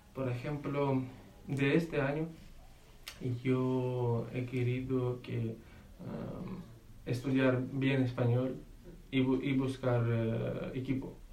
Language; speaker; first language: Spanish; non-native, learner; Ukrainian